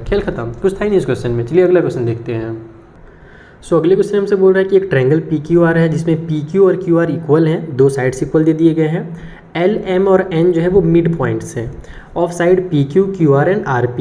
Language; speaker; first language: Hindi; native; Hindi